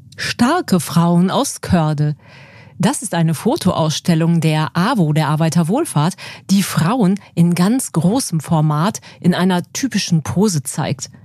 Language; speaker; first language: German; native; German